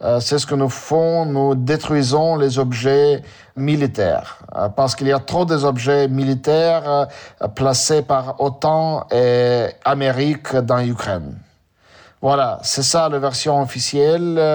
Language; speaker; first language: French; non-native, learner; Russian